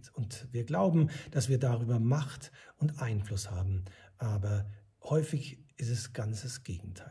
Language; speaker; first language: German; native; German